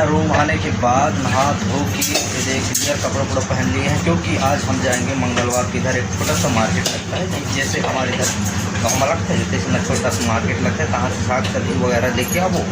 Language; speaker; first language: Hindi; non-native, local second language; Chhattisgarhi